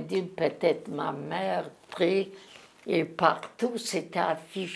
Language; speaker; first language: French; non-native, learner; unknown